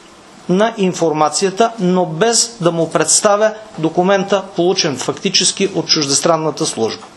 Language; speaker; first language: Bulgarian; native; Bulgarian